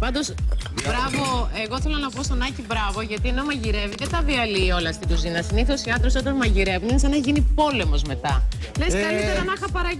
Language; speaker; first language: Greek; native; Greek